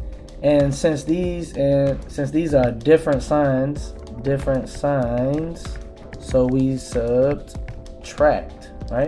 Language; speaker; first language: English; native; English